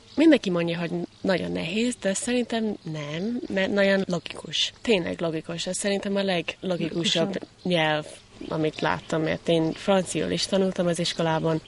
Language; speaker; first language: Hungarian; non-native, learner; English